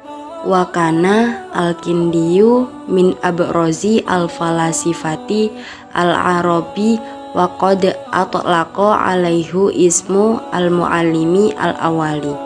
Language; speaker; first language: Arabic; non-native, learner; Indonesian